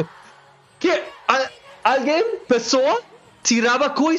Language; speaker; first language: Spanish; non-native, learner; English